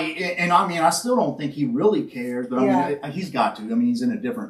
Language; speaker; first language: English; native; English